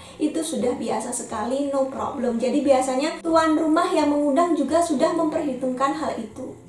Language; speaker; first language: Indonesian; native; Indonesian